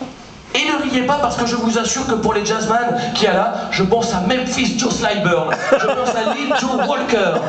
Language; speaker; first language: French; native; French